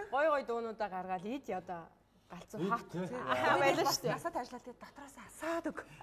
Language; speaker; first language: Mongolian; native; Mongolian